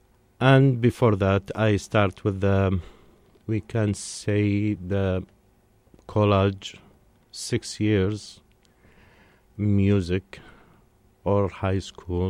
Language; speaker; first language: English; non-native, learner; Arabic